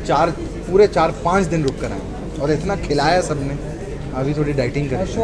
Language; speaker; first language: Hindi; native; Hindi